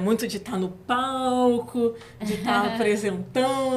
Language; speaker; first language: Portuguese; native; Portuguese